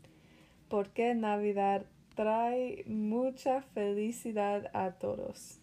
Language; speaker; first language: Spanish; early bilingual, other home language; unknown